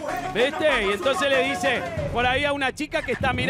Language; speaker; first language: Spanish; native; Spanish